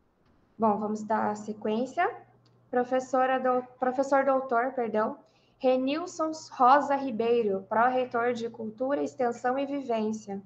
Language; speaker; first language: Portuguese; native; Portuguese